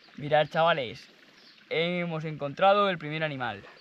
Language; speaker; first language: Spanish; native; Spanish